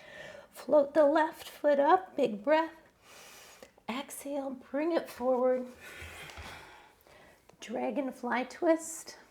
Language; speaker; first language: English; native; English